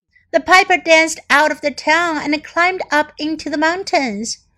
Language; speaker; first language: English; non-native, fluent; Chinese